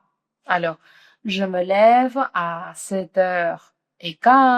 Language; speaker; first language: French; non-native, fluent; Spanish